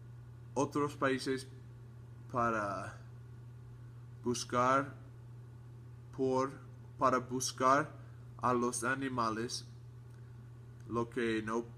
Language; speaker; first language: Spanish; non-native, learner; English